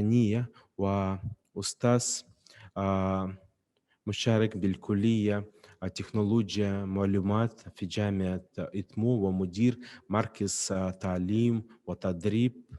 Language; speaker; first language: Arabic; non-native, fluent; Russian